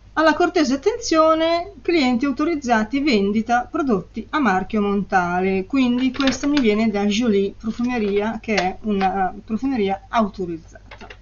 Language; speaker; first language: Italian; native; Italian